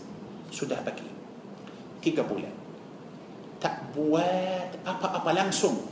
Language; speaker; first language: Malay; non-native, fluent; Arabic